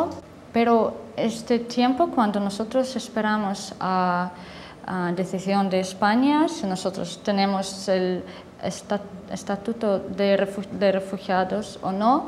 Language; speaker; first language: Spanish; non-native, learner; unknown